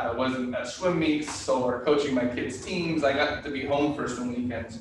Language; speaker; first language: English; native; English